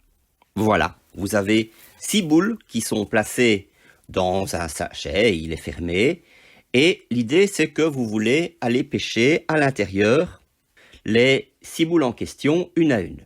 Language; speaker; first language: French; native; French